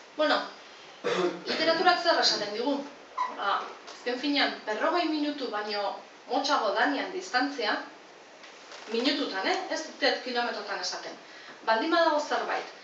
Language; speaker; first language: Basque; native; Basque